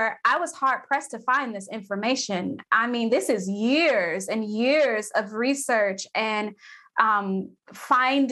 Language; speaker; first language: English; native; English